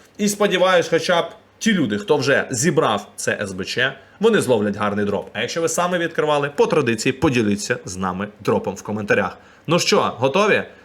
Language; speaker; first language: Ukrainian; non-native, local second language; Russian